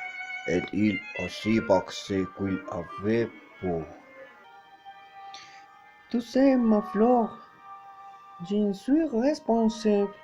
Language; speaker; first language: French; non-native, learner; Spanish